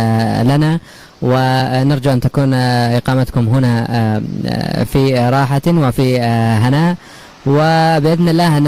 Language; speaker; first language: Arabic; native; Arabic